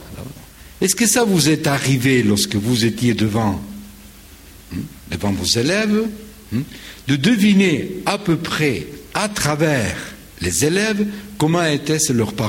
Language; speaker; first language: French; non-native, fluent; Spanish